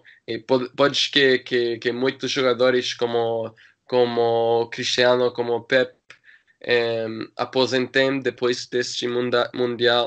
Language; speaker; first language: Portuguese; non-native, learner; English